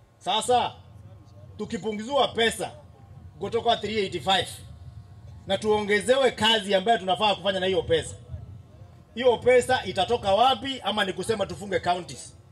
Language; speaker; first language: Swahili; non-native, local second language; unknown